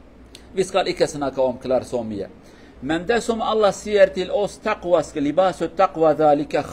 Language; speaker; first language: Swedish; non-native, learner; Kurdish